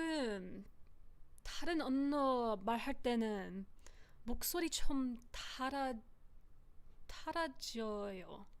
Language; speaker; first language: Korean; non-native, learner; English